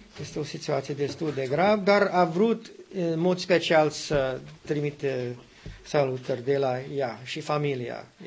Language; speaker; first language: Romanian; non-native, learner; English